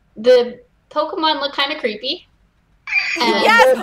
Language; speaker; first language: English; native; English